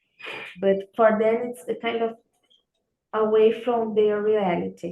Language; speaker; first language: English; non-native, learner; Portuguese